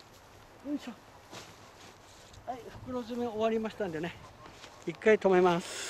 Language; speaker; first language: Japanese; native; Japanese